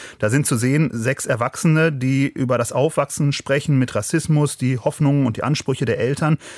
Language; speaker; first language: German; native; German